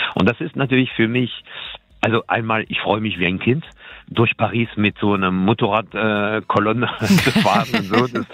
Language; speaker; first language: German; non-native, fluent; French